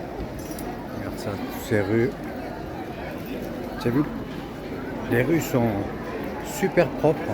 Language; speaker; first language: French; native; French